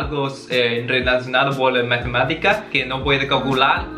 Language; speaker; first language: Spanish; non-native, learner; Chinese